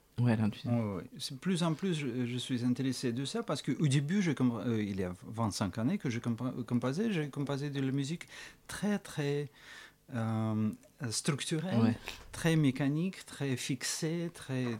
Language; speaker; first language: French; non-native, fluent; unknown